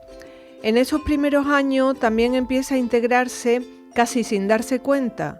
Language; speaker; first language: Spanish; native; Spanish